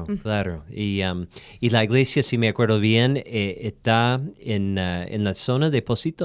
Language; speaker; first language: Spanish; non-native, fluent; English